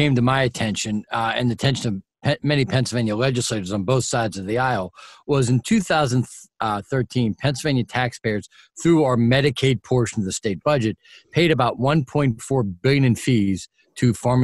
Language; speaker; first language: English; native; English